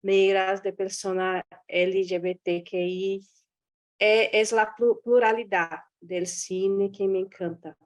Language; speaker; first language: Spanish; non-native, fluent; Guarani